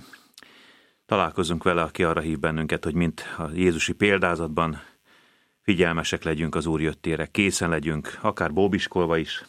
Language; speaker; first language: Hungarian; native; Hungarian